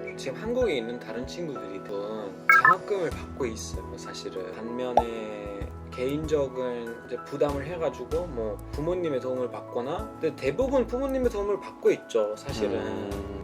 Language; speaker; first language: Korean; non-native, fluent; Persian